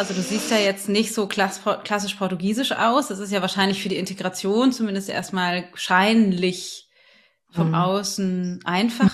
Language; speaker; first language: German; early bilingual, other home language; Portuguese